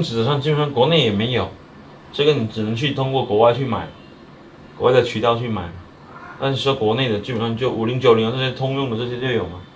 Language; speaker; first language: Chinese; native; Chinese